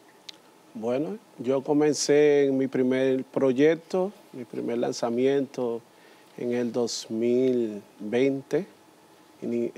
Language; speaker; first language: Spanish; native; Spanish